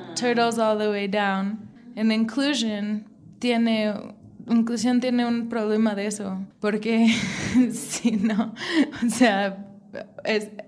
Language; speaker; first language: Spanish; non-native, fluent; English